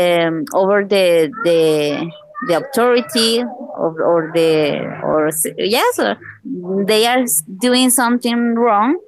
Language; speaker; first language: English; non-native, learner; Spanish